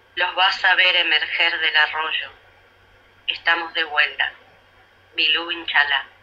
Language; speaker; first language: Spanish; native; Spanish